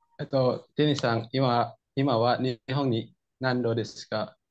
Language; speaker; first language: Japanese; non-native, learner; Indonesian